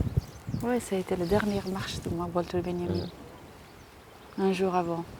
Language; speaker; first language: French; non-native, fluent; Persian